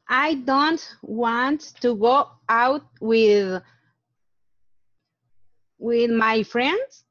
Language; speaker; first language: English; non-native, learner; Spanish